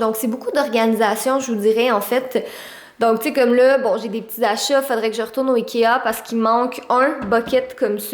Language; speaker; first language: French; native; French